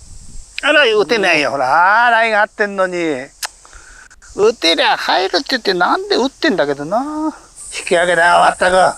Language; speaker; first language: Japanese; native; Japanese